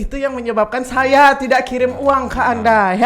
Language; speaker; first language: Indonesian; native; Indonesian